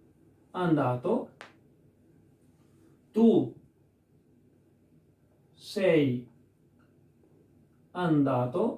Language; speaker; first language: Italian; non-native, learner; Urdu